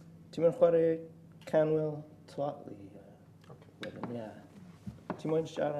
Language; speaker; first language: Welsh; non-native, learner; English